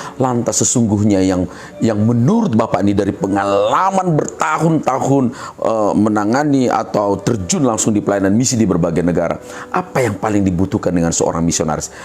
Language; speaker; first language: Indonesian; native; Indonesian